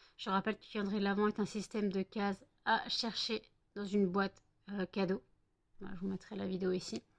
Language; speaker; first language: French; native; French